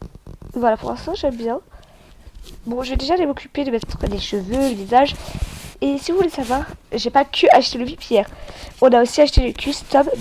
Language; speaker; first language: French; native; French